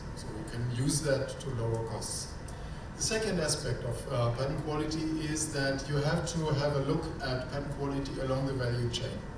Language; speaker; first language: English; non-native, fluent; German